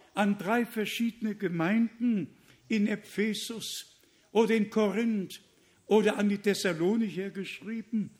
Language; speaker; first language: German; native; German